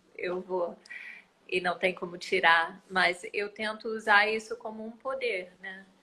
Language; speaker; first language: Portuguese; non-native, fluent; English